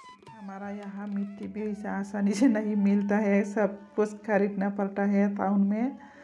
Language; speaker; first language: Hindi; non-native, learner; Bodo